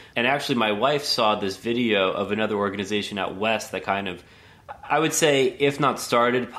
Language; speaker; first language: English; native; English